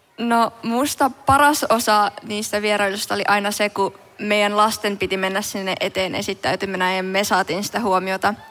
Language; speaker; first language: Finnish; early bilingual, heritage; Finnish